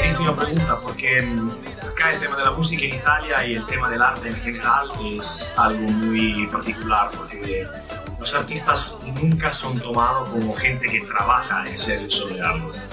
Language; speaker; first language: Spanish; non-native, fluent; Italian